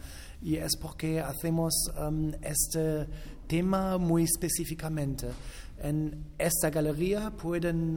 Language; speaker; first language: Spanish; non-native, fluent; German